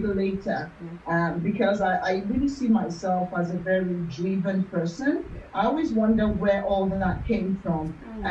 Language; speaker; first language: English; non-native, local second language; Yoruba